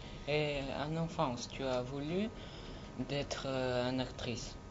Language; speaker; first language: French; non-native, learner; Russian